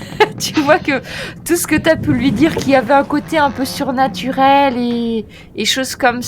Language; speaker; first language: French; native; French